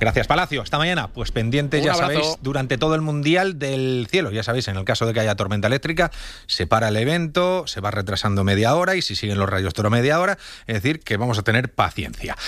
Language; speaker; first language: Spanish; native; Spanish